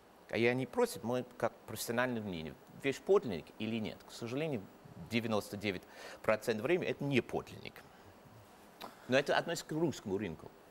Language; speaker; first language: Russian; non-native, fluent; English